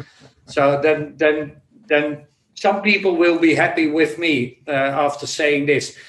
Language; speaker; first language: English; non-native, fluent; Dutch